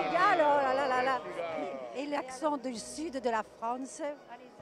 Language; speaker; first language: French; native; French